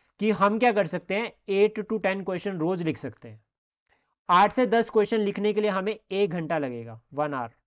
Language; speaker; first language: Hindi; native; Hindi